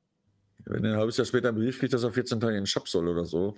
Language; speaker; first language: German; native; German